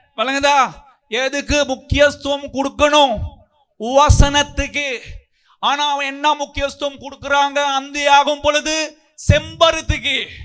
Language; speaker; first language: Tamil; non-native, local second language; Sinhala